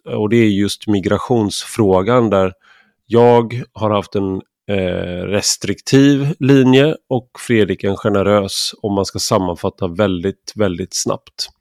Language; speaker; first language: Swedish; native; Swedish